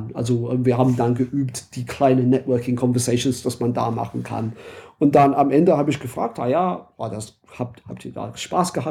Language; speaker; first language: German; non-native, fluent; English